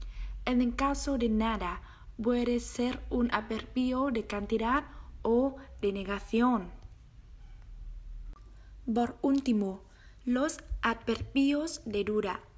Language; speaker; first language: Spanish; non-native, learner; Vietnamese